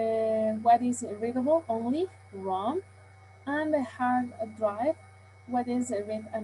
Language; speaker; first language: English; non-native, learner; Spanish